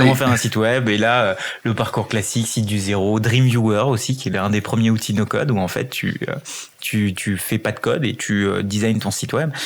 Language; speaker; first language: French; early bilingual, other home language; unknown